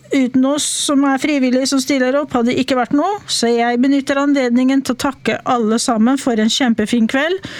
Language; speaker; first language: Norwegian; native; Norwegian